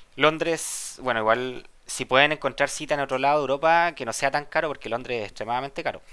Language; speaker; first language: Spanish; native; Spanish